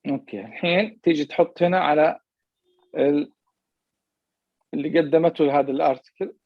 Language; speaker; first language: Arabic; native; Arabic